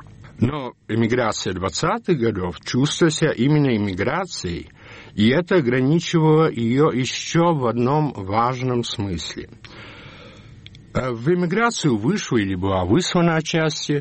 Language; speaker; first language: Russian; early bilingual, heritage; Russian